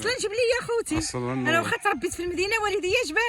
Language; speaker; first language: Arabic; native; Arabic